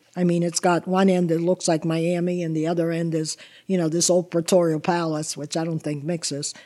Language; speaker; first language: English; early bilingual, other home language; Italian